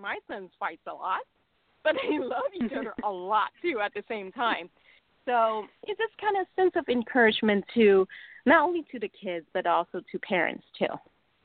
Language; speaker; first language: English; non-native, local second language; Cantonese